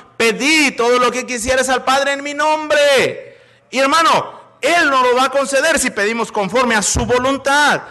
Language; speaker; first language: Spanish; native; Spanish